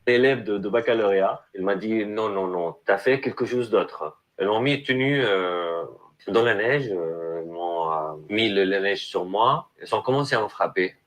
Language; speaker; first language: French; non-native, learner; Arabic